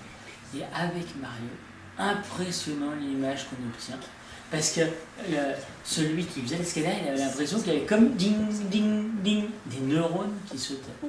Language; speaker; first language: French; native; French